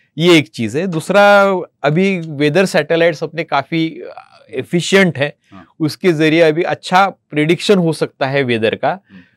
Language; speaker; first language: Hindi; non-native, local second language; Marathi